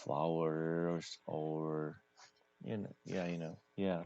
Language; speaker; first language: English; non-native, learner; Korean